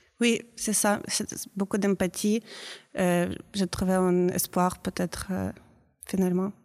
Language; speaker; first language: French; non-native, learner; Ukrainian